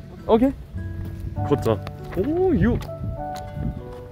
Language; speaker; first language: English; non-native, learner; Korean